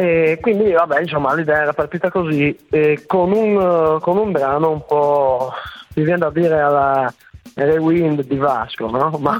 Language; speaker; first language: Italian; native; Italian